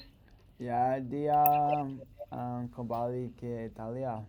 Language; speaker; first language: Indonesian; non-native, learner; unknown